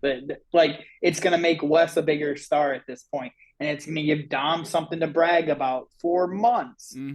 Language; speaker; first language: English; native; English